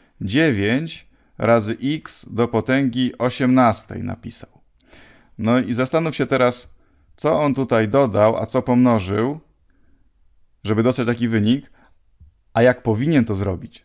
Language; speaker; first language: Polish; native; Polish